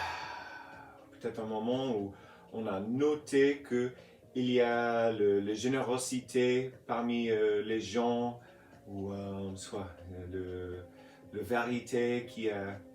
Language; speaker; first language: French; non-native, fluent; English